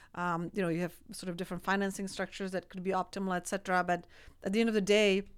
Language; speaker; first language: English; non-native, fluent; Czech